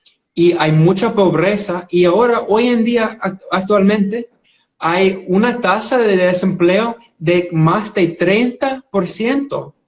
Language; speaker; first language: Spanish; non-native, fluent; English